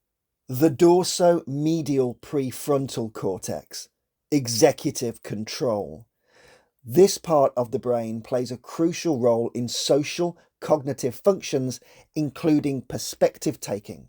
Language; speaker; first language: English; native; English